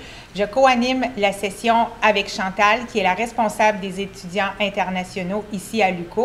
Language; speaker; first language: French; native; French